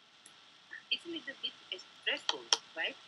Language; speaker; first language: English; non-native, learner; Spanish